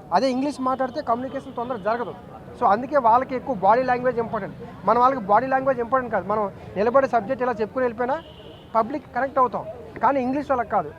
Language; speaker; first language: Telugu; native; Telugu